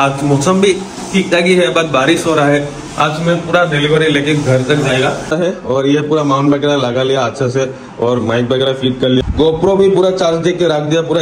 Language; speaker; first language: Hindi; non-native, local second language; Assamese